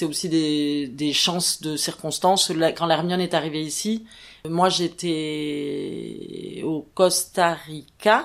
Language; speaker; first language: French; native; French